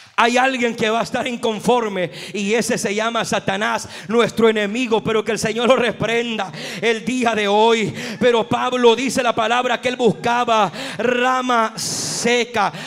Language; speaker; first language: Spanish; native; Spanish